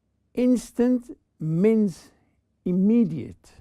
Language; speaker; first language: English; non-native, fluent; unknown